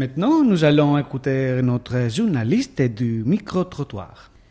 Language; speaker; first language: French; non-native, learner; Greek